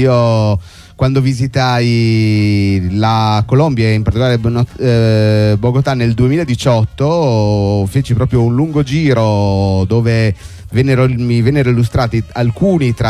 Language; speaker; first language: Italian; native; Italian